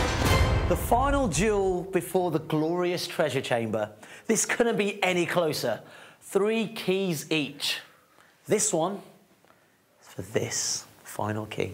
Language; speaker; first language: English; native; English